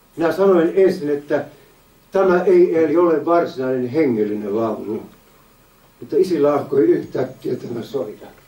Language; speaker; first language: Finnish; native; Finnish